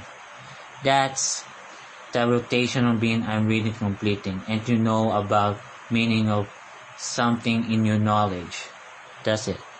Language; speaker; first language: English; non-native, local second language; Filipino